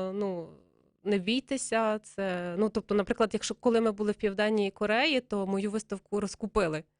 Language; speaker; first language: Ukrainian; native; Ukrainian